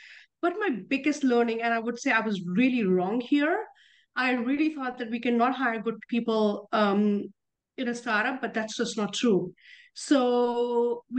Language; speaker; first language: English; non-native, local second language; Hindi